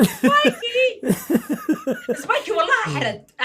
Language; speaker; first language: Arabic; native; Arabic